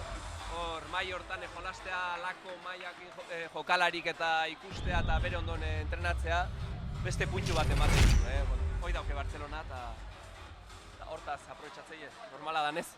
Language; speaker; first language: Basque; native; Basque